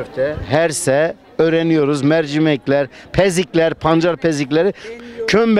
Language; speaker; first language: Turkish; native; Turkish